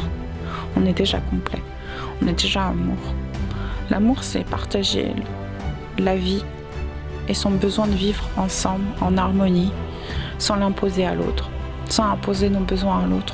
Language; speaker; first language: French; native; French